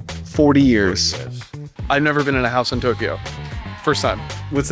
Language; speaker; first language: English; native; English